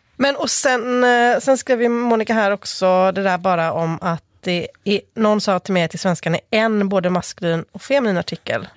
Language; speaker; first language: Swedish; native; Swedish